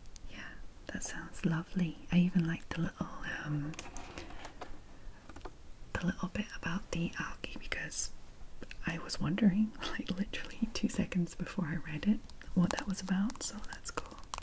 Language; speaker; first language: English; native; English